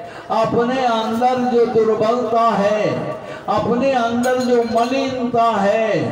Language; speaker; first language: Hindi; native; Hindi